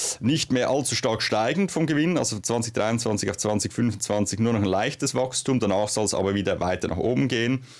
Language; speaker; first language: German; native; German